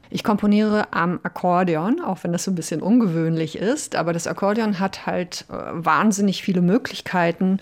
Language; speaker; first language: German; early bilingual, other home language; Polish